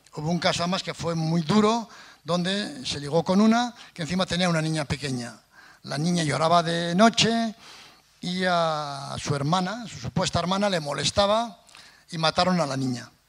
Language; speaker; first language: Spanish; native; Spanish